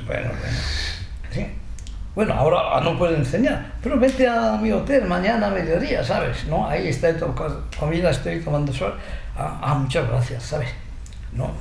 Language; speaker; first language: Spanish; non-native, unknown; Japanese